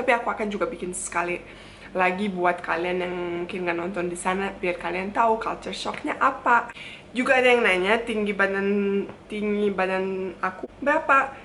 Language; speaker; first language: Indonesian; non-native, fluent; Bosnian